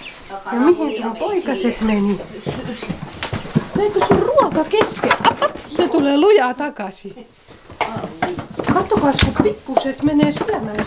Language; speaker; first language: Finnish; native; Finnish